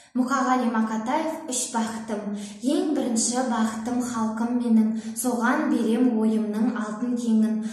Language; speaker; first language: Kazakh; non-native, local second language; Russian